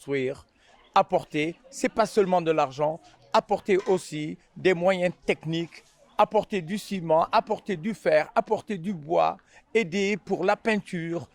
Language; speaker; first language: French; non-native, local second language; Wolof